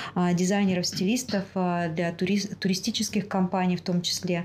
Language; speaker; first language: Russian; native; Russian